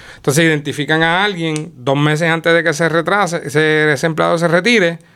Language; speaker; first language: Spanish; native; Spanish